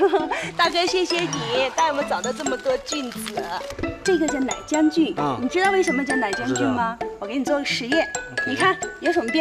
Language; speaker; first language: Chinese; native; Chinese